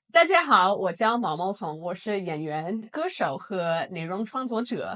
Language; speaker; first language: Chinese; non-native, fluent; English